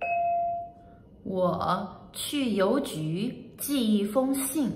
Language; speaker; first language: Chinese; native; Chinese